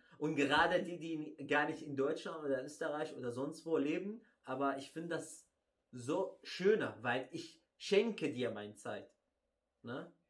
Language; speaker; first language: German; non-native, fluent; Arabic